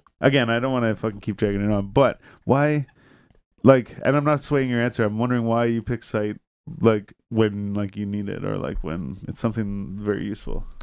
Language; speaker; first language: English; native; English